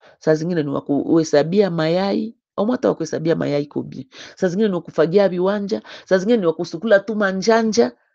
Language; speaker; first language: Swahili; native; Swahili